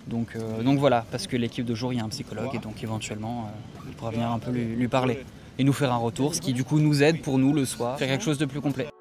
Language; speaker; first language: French; native; French